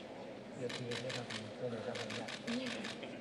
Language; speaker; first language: Italian; early bilingual, heritage; Spanish